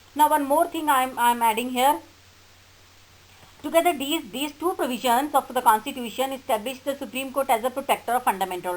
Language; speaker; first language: English; non-native, local second language; Hindi